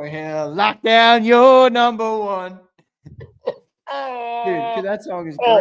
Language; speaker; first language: English; native; English